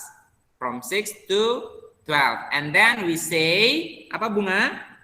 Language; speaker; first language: English; non-native, learner; Indonesian